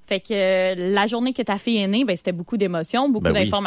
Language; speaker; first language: French; native; French